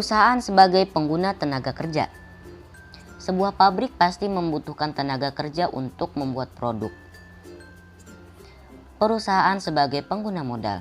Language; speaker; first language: Indonesian; native; Indonesian